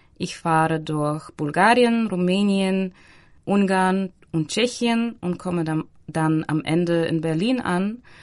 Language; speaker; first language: German; non-native, fluent; Bulgarian